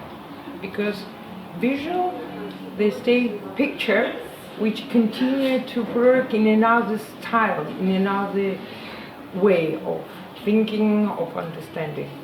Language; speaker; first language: English; non-native, learner; Ukrainian